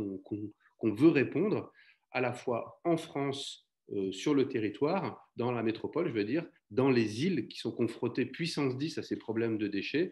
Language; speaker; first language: French; native; French